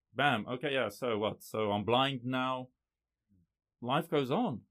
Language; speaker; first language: English; non-native, local second language; Afrikaans